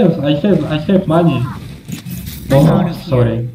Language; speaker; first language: English; non-native, learner; Russian